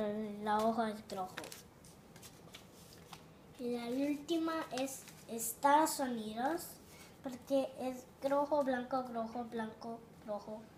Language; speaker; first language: Spanish; early bilingual, heritage; Spanish